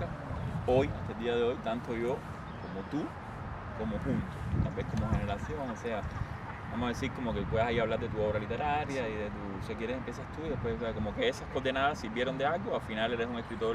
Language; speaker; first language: Spanish; native; Spanish